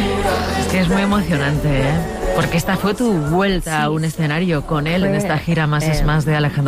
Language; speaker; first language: Spanish; native; Spanish